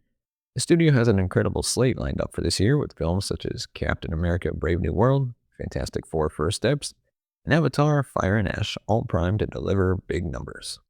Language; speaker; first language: English; native; English